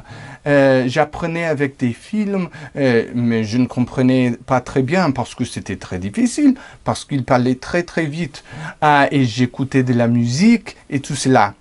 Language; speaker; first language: French; non-native, fluent; English